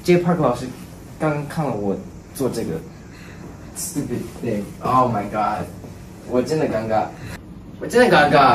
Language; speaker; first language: Chinese; non-native, learner; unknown